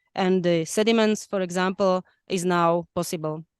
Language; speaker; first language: English; non-native, fluent; Slovak